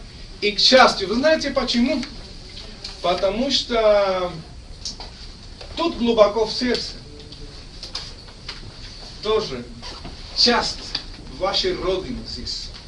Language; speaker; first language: Russian; non-native, fluent; Spanish